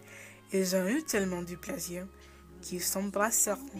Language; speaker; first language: French; non-native, learner; English